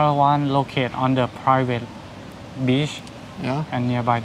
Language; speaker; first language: English; non-native, learner; Thai